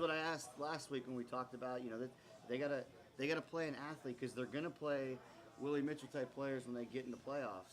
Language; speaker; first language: English; native; English